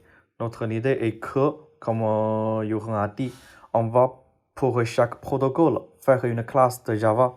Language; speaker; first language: French; non-native, fluent; Chinese